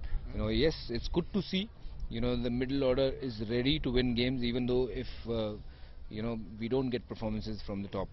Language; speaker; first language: English; non-native, local second language; Punjabi